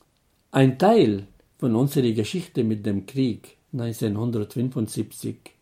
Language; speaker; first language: German; non-native, fluent; Arabic